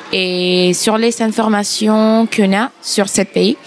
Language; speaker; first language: French; non-native, fluent; Spanish